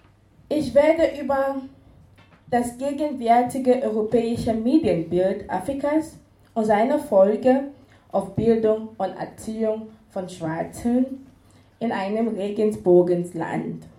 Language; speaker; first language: German; non-native, fluent; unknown